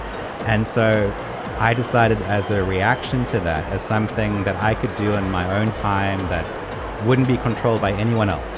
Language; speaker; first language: English; native; English